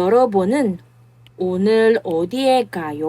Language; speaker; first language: Korean; non-native, fluent; Filipino